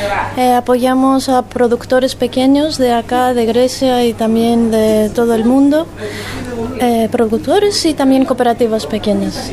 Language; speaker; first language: Spanish; non-native, fluent; Greek